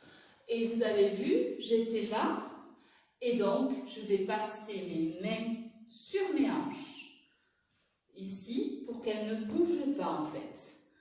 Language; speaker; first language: French; native; French